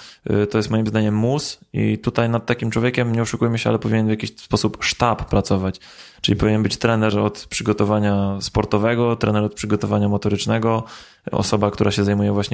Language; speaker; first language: Polish; native; Polish